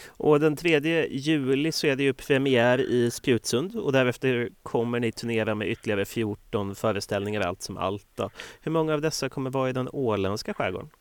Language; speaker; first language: Swedish; native; Swedish